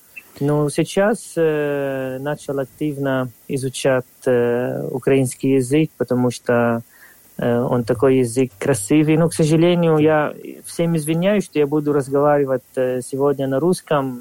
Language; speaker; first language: Russian; non-native, fluent; Arabic